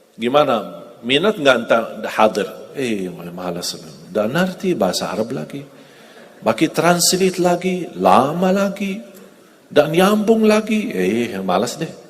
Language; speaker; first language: Indonesian; non-native, fluent; Arabic